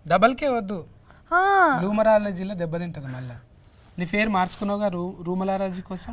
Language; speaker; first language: Telugu; native; Telugu